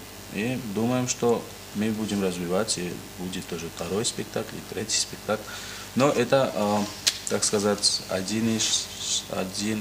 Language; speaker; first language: Russian; non-native, learner; Georgian